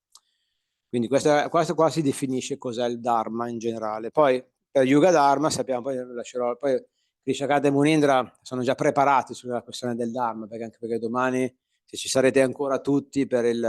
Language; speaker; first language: Italian; native; Italian